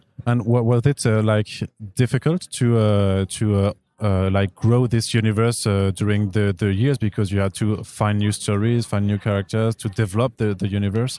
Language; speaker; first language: English; non-native, fluent; French